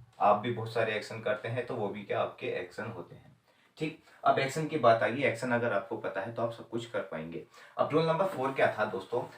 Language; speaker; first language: Hindi; native; Hindi